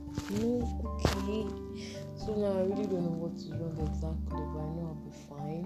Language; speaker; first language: English; non-native, local second language; Yoruba